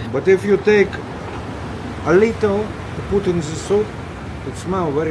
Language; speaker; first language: English; non-native, learner; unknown